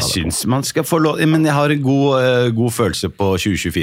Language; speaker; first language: Norwegian; native; Norwegian